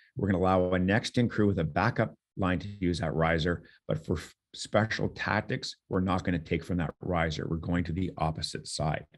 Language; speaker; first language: English; native; English